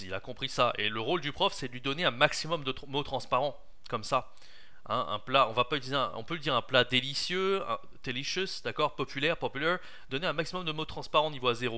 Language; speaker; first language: French; native; French